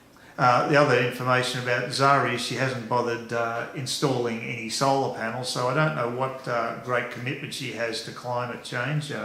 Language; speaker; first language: English; native; English